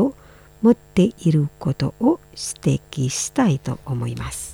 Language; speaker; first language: Japanese; non-native, fluent; Indonesian